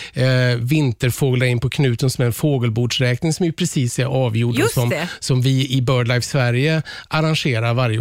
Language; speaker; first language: Swedish; native; Swedish